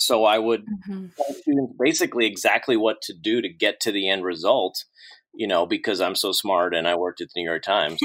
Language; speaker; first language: English; native; English